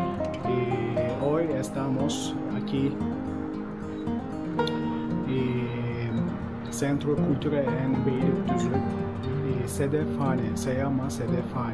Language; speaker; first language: Spanish; non-native, learner; Turkish